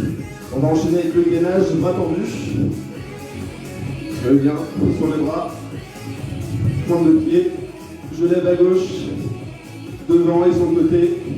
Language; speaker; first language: French; native; French